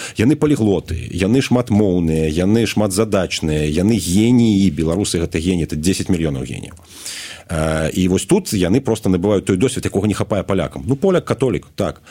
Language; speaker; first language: Belarusian; non-native, local second language; Russian